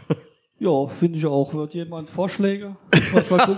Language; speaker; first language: German; native; German